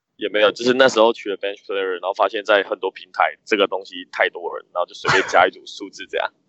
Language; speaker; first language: Chinese; native; Chinese